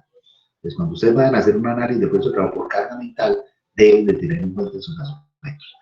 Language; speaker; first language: Spanish; native; Spanish